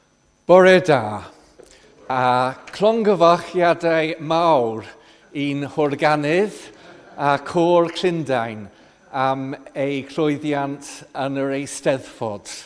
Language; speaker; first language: Welsh; non-native, fluent; English